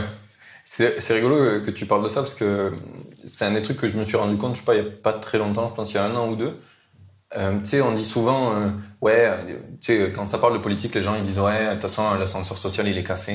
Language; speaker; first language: French; native; French